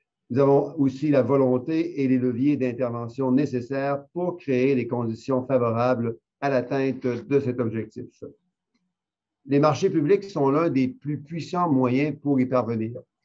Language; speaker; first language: French; native; French